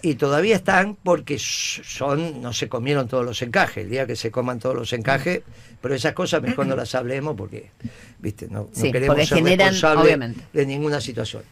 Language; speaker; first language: Spanish; native; Spanish